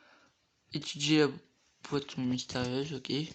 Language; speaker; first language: French; native; French